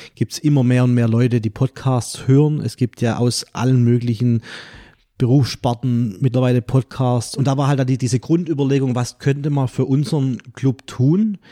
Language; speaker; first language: German; non-native, fluent; French